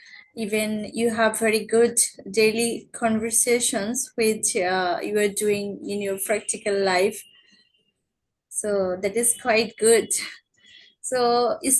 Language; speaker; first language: English; non-native, learner; Bangla